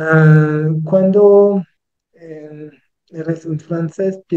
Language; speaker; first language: Spanish; non-native, learner; French